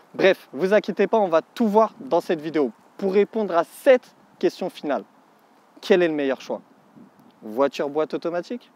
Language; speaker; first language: French; native; French